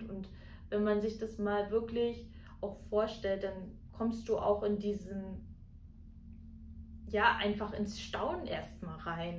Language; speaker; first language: German; native; German